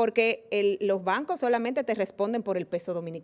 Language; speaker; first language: Spanish; native; Spanish